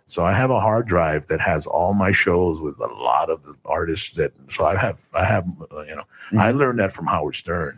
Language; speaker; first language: English; early bilingual, other home language; Spanish